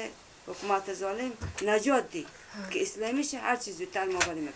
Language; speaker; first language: Persian; native; Persian